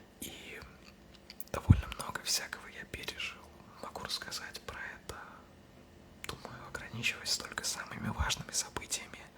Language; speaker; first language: Russian; native; Russian